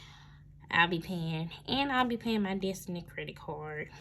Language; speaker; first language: English; native; English